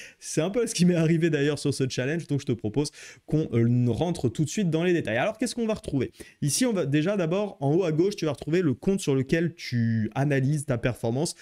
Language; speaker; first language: French; native; French